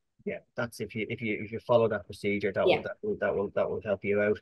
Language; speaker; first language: English; native; English